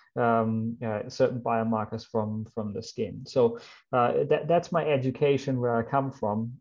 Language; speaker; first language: English; non-native, fluent; German